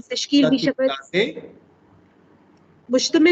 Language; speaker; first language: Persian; non-native, learner; Urdu